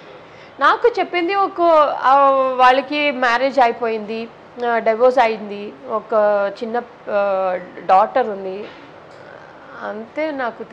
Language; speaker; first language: Telugu; non-native, fluent; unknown